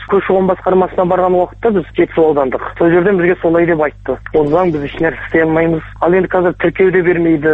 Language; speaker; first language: Kazakh; early bilingual, heritage; Kazakh